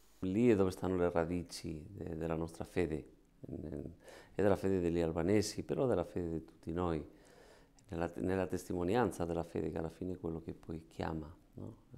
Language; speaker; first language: Italian; non-native, fluent; Spanish